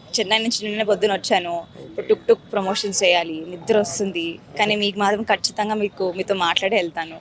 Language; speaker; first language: Telugu; native; Telugu